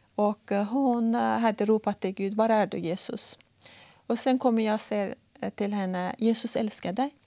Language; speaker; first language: Swedish; non-native, fluent; Persian